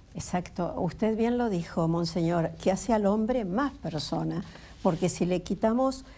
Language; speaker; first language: Spanish; native; Spanish